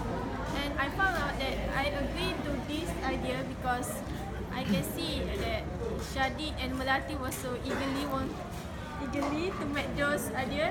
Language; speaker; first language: English; non-native, local second language; Malay